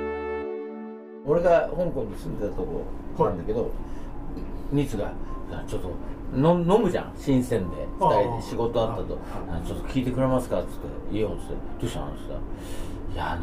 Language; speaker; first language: Japanese; native; Japanese